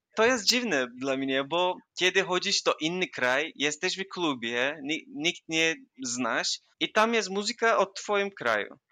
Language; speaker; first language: Polish; non-native, learner; Turkish